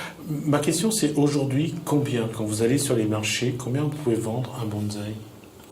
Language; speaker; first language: French; native; French